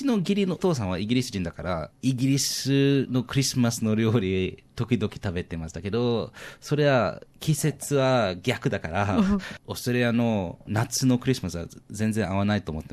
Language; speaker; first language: Japanese; non-native, learner; English